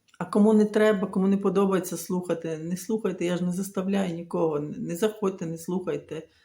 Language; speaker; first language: Ukrainian; native; Ukrainian